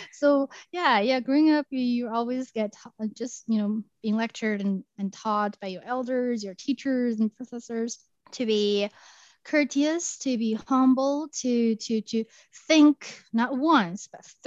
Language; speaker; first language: English; non-native, fluent; Chinese